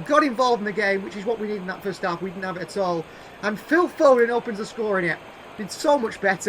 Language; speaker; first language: English; native; English